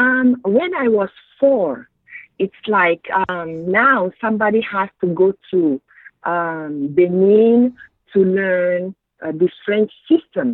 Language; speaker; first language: English; non-native, fluent; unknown